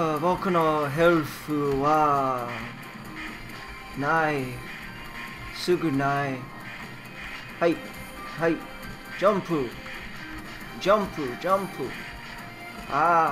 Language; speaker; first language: Japanese; non-native, learner; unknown